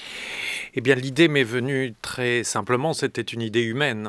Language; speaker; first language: French; native; French